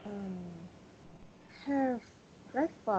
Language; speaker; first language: English; non-native, learner; Vietnamese